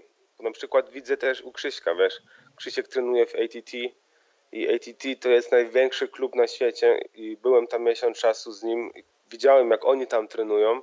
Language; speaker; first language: Polish; early bilingual, heritage; Polish